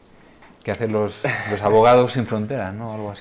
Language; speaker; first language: Spanish; native; Spanish